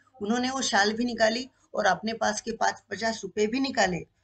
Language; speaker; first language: Hindi; non-native, local second language; Marathi